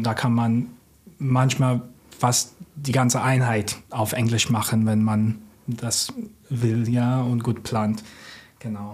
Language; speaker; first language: German; non-native, fluent; English